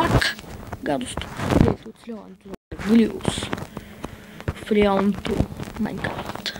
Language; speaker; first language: Bulgarian; native; Bulgarian